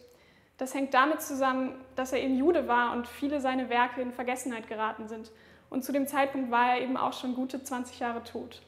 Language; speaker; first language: German; native; German